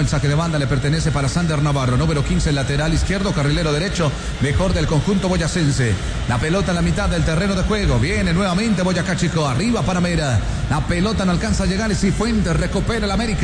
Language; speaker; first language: Spanish; native; Spanish